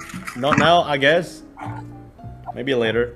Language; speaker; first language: English; non-native, fluent; Indonesian